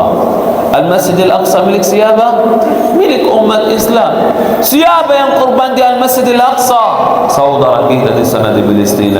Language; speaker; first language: Indonesian; non-native, fluent; Arabic